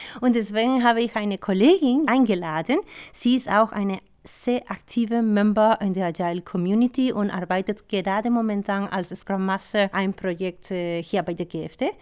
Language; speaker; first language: German; non-native, fluent; Spanish